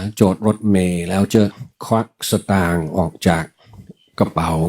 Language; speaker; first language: Thai; non-native, fluent; English